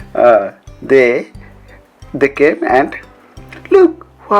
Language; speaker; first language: English; non-native, learner; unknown